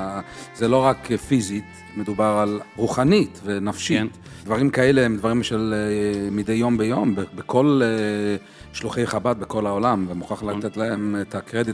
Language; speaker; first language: Hebrew; native; Hebrew